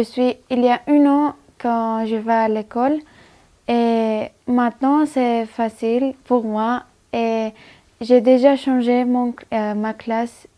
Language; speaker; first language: French; non-native, learner; Armenian